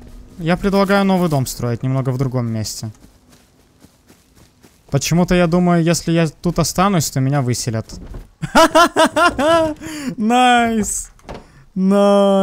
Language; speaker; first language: Russian; native; Russian